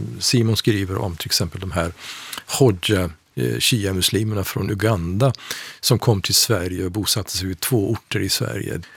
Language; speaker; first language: Swedish; non-native, fluent; Persian